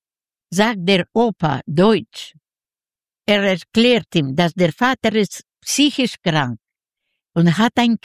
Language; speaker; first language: German; non-native, learner; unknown